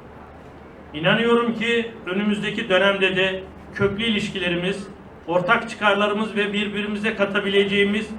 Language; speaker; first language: Turkish; native; Turkish